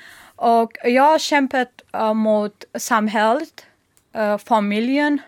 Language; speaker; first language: Swedish; non-native, learner; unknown